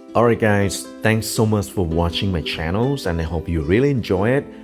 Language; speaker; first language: English; non-native, fluent; Thai